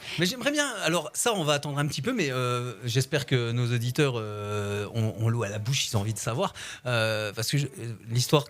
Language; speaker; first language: French; native; French